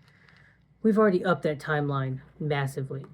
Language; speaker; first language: English; native; English